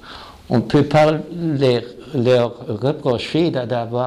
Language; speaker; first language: French; non-native, fluent; German